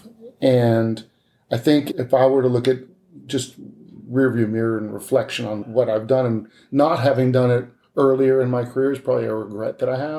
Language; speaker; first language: English; native; English